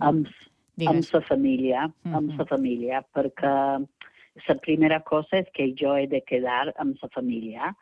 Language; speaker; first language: Catalan; non-native, fluent; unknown